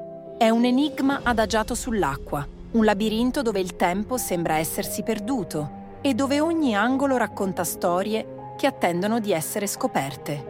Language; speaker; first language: Italian; native; Italian